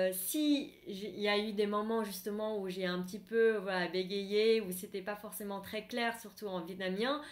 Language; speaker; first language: French; non-native, fluent; Vietnamese